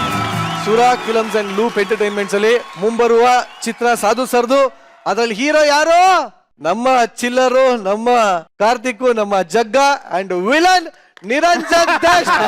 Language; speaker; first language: Kannada; native; Kannada